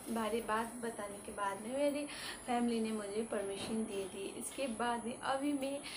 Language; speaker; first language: Hindi; non-native, local second language; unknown